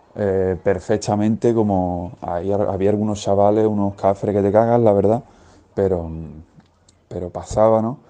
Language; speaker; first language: Spanish; native; Spanish